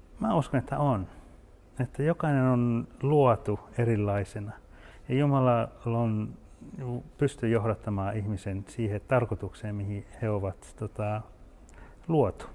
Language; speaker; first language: Finnish; early bilingual, heritage; Finnish